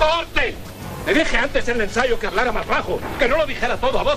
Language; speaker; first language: Spanish; native; Spanish